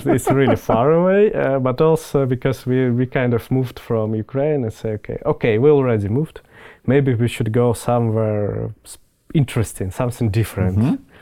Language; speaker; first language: English; non-native, fluent; Ukrainian